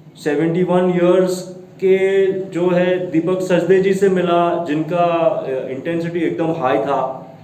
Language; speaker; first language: Hindi; non-native, local second language; Gujarati